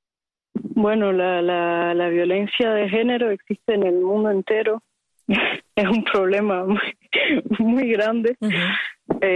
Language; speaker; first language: Spanish; early bilingual, heritage; Spanish